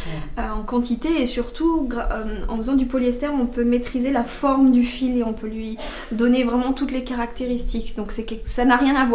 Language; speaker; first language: French; native; French